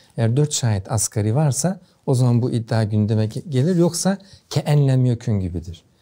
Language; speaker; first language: Turkish; native; Turkish